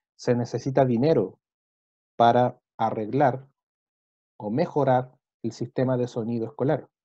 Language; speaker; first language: Spanish; native; Spanish